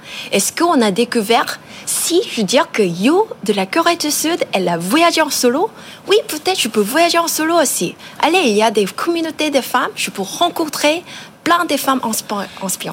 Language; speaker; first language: French; non-native, learner; Korean